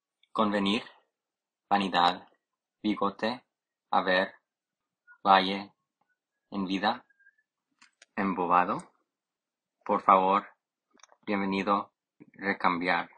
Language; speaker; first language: Spanish; early bilingual, other home language; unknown